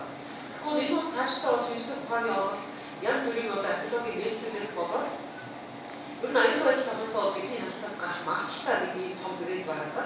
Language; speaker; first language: Mongolian; native; Mongolian